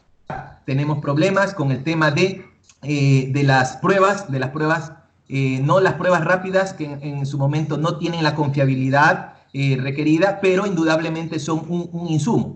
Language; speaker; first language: Spanish; native; Spanish